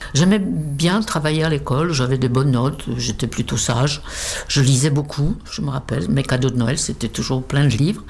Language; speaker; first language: French; non-native, fluent; Czech